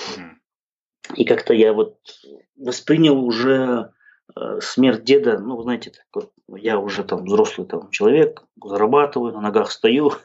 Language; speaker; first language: Russian; non-native, local second language; Kazakh